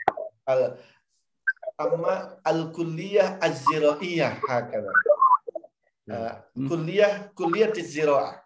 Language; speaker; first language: Arabic; non-native, fluent; Indonesian